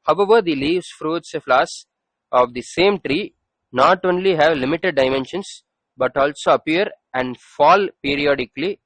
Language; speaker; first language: English; non-native, local second language; Tamil